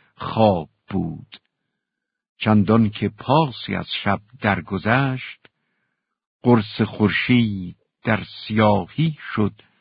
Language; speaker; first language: Persian; native; Persian